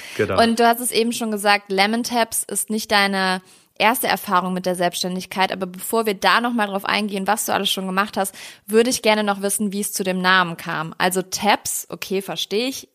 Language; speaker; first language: German; native; German